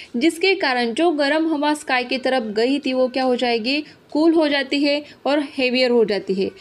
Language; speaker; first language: Hindi; non-native, local second language; Marathi